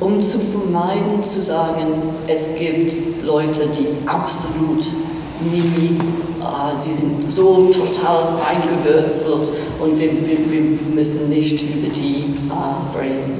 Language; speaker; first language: German; non-native, fluent; English